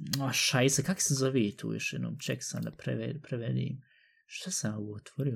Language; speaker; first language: Bosnian; early bilingual, heritage; Bosnian